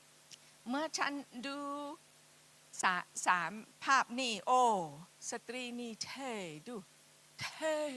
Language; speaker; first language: Thai; non-native, fluent; English